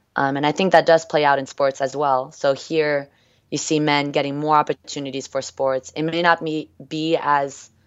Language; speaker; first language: English; early bilingual, other home language; French